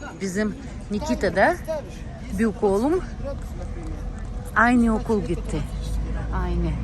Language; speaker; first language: Turkish; non-native, local second language; Russian